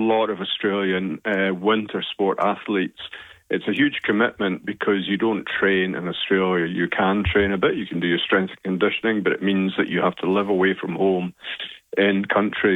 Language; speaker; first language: English; native; English